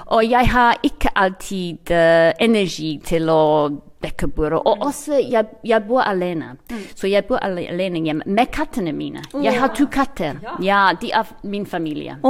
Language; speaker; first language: Norwegian; non-native, learner; English